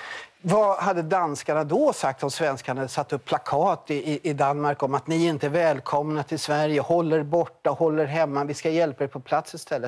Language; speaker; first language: Swedish; native; Swedish